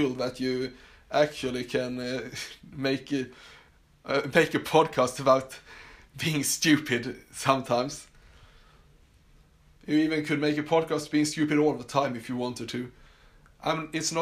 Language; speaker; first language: English; non-native, fluent; Swedish